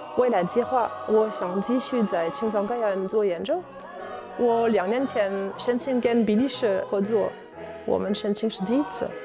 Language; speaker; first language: Chinese; non-native, fluent; French